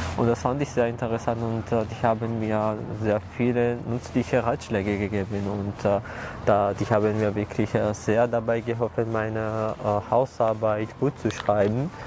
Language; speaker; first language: German; non-native, fluent; Georgian